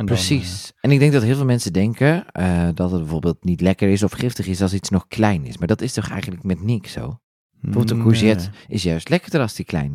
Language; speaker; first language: Dutch; native; Dutch